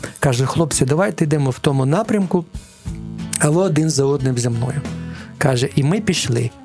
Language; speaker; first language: Ukrainian; non-native, local second language; Russian